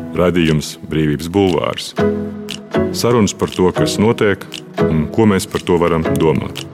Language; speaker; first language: Latvian; native; Latvian